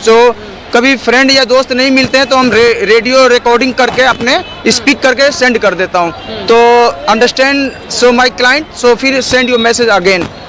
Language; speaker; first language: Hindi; native; Hindi